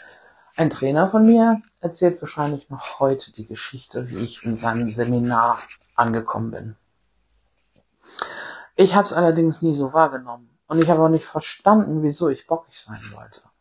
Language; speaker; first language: German; native; German